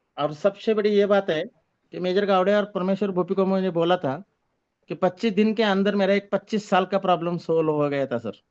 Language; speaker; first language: Hindi; non-native, local second language; Marathi